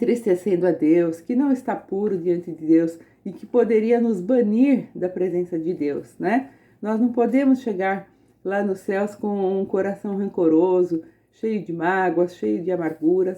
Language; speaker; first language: Portuguese; native; Portuguese